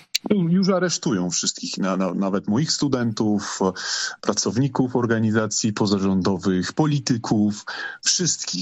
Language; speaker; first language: Polish; non-native, fluent; Georgian